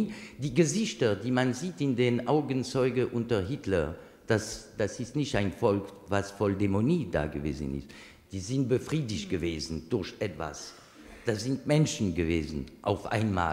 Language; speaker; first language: German; non-native, fluent; French